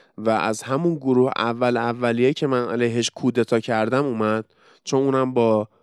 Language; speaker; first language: Persian; native; Persian